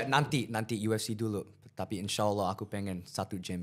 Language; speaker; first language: Indonesian; early bilingual, heritage; English